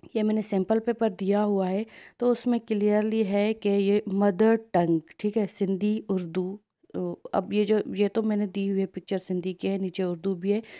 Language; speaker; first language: Urdu; non-native, local second language; Sindhi